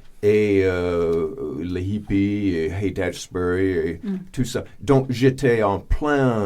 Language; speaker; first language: French; non-native, fluent; English